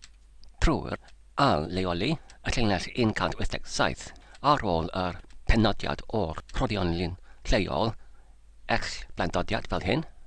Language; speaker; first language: Welsh; non-native, learner; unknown